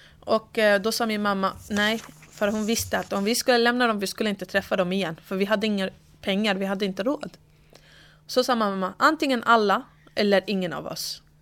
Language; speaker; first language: Swedish; early bilingual, other home language; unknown